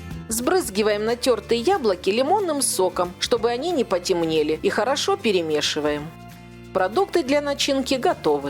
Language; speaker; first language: Russian; native; Russian